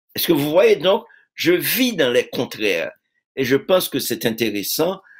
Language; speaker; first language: French; native; French